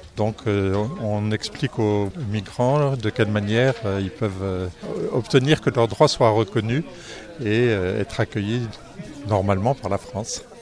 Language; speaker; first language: French; native; French